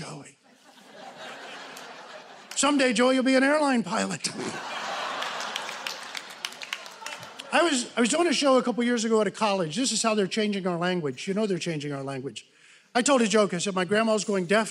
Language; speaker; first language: English; native; English